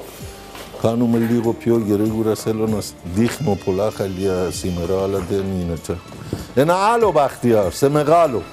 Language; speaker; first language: Greek; non-native, fluent; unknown